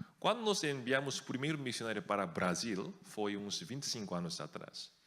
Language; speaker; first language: Portuguese; non-native, fluent; Korean